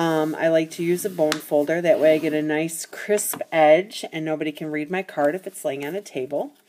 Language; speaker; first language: English; native; English